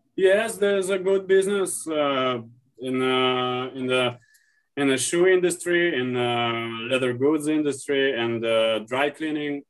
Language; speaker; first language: English; non-native, learner; Russian